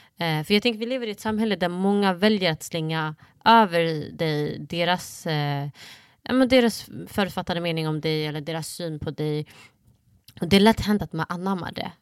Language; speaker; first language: Swedish; early bilingual, other home language; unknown